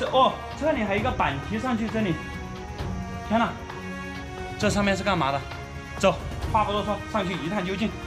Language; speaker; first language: Chinese; native; Chinese